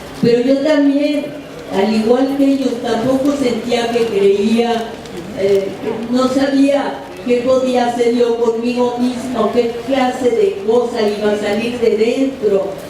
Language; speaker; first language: Spanish; early bilingual, other home language; French